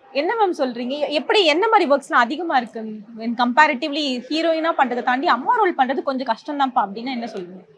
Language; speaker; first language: Tamil; native; Tamil